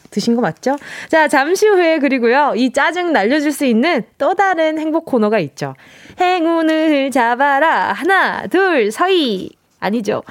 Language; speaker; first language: Korean; native; Korean